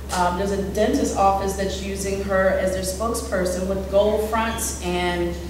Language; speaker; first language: English; native; English